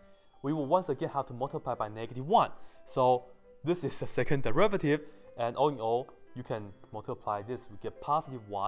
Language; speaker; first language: English; non-native, fluent; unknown